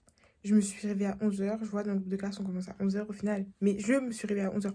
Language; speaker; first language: French; native; French